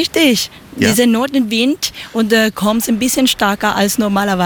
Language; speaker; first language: German; non-native, learner; Spanish